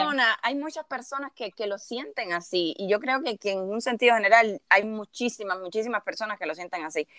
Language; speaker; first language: Spanish; native; Spanish